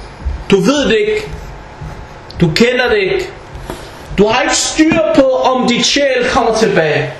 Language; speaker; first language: Danish; non-native, fluent; Arabic